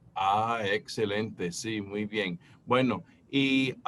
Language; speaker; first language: Spanish; non-native, fluent; English